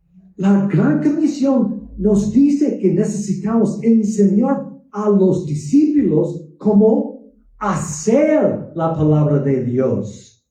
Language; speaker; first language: Spanish; non-native, fluent; English